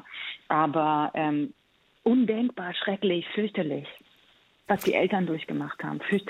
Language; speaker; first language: German; early bilingual, other home language; Persian